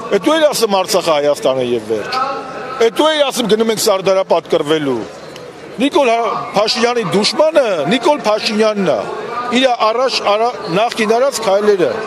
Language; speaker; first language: Armenian; native; Armenian